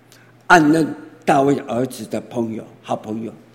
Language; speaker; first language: Chinese; native; Chinese